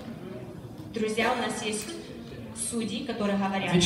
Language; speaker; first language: Russian; early bilingual, heritage; Russian